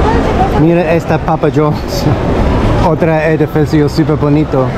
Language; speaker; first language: Spanish; non-native, learner; English